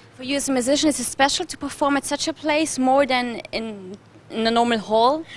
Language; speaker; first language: English; non-native, fluent; German